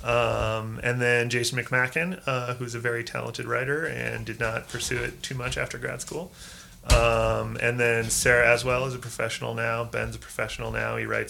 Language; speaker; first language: English; native; English